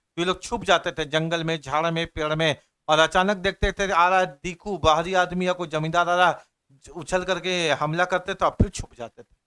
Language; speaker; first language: Hindi; native; Hindi